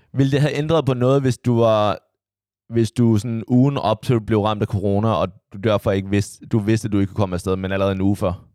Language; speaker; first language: Danish; early bilingual, other home language; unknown